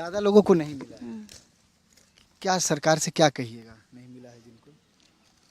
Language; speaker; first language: Hindi; native; Hindi